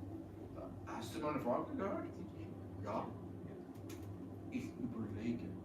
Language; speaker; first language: German; early bilingual, heritage; English